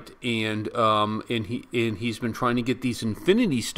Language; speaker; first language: English; native; English